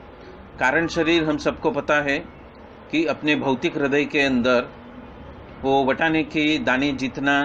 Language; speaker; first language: Hindi; non-native, local second language; Gujarati